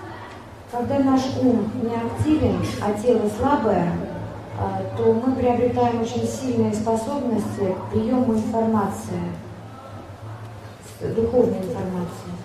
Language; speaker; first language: Russian; native; Russian